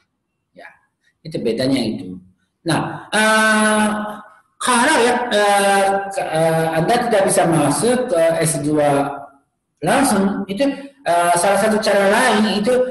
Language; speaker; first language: Indonesian; non-native, learner; Japanese